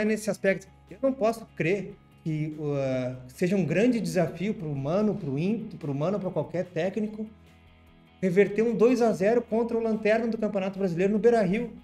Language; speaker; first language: Portuguese; native; Portuguese